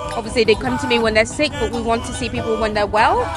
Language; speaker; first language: English; native; English